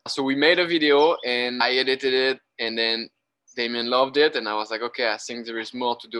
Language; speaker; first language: English; non-native, fluent; French